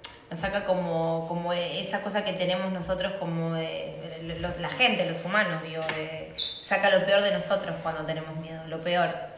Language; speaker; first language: Spanish; native; Spanish